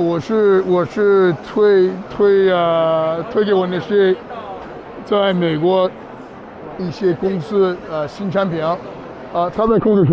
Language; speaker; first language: Chinese; non-native, fluent; English